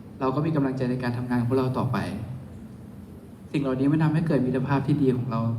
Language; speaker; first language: Thai; native; Thai